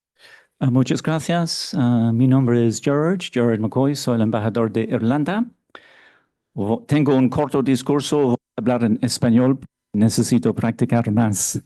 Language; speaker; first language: Spanish; non-native, fluent; English